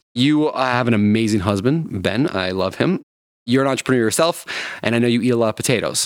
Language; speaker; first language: English; native; English